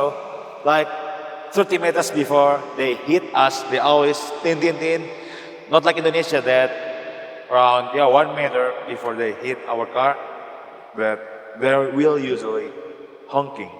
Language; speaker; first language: English; non-native, learner; Indonesian